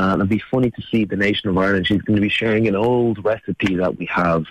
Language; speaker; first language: English; native; English